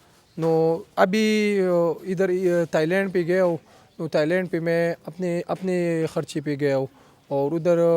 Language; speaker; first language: Hindi; non-native, local second language; Pashto